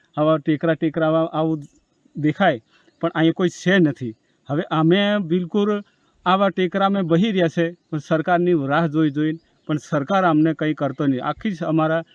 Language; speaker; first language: Gujarati; non-native, local second language; Rathawi